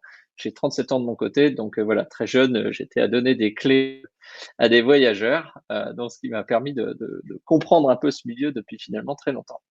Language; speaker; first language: French; native; French